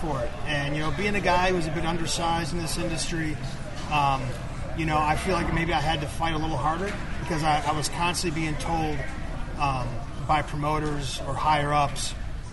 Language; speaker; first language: English; native; English